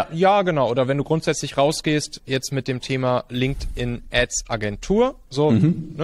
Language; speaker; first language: German; native; German